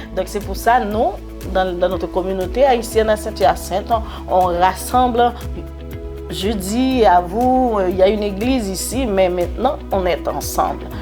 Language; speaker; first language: French; non-native, local second language; Haitian Creole